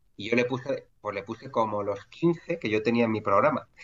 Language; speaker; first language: Spanish; native; Spanish